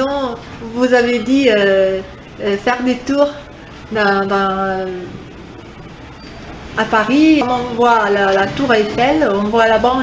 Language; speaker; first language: French; non-native, fluent; Italian